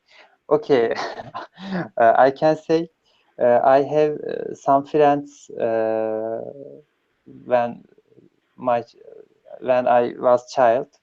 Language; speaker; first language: English; non-native, learner; Turkish